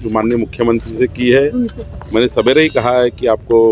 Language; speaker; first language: Hindi; non-native, local second language; Marathi